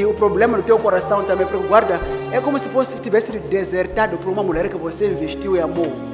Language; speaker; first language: Portuguese; non-native, local second language; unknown